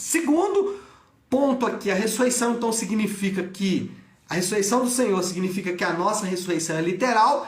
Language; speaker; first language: Portuguese; native; Portuguese